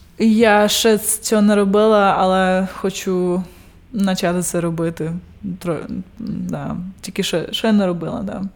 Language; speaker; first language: Ukrainian; early bilingual, heritage; Ukrainian